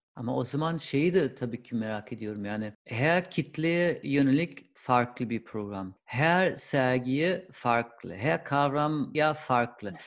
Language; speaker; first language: Turkish; non-native, fluent; German